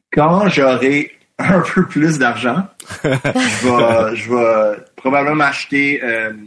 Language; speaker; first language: French; non-native, fluent; English